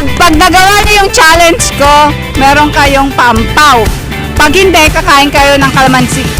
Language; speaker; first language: Filipino; native; Filipino